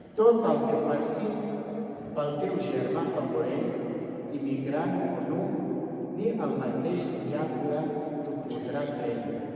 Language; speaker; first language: Catalan; non-native, fluent; Kinyarwanda